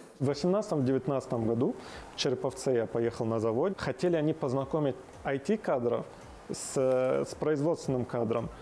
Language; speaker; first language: Russian; non-native, fluent; Arabic